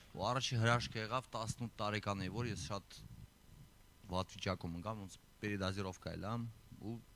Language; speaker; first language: Armenian; early bilingual, heritage; Armenian